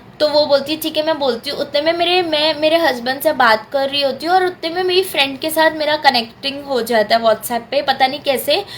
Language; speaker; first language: Hindi; native; Hindi